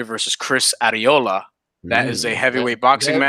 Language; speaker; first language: English; native; English